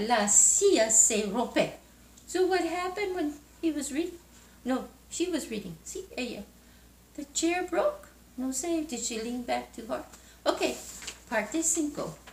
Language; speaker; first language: English; native; English